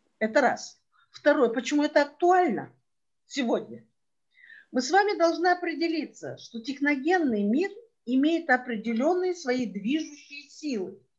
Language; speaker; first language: Russian; non-native, local second language; Kyrgyz